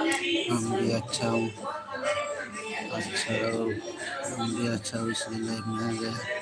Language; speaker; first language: Hindi; non-native, local second language; Santali